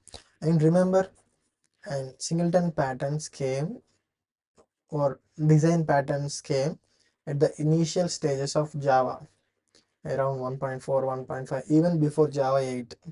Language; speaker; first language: English; non-native, fluent; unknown